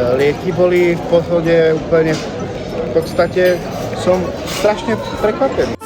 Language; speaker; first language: Slovak; non-native, local second language; Hungarian